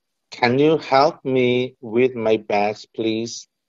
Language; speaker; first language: English; non-native, learner; Korean